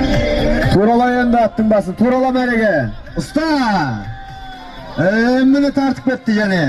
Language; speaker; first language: Kazakh; native; Kazakh